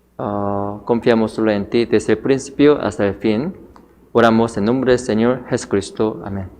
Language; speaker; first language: Spanish; non-native, learner; Korean